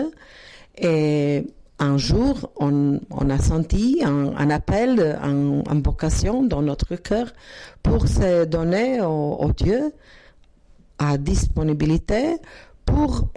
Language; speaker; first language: French; non-native, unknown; Croatian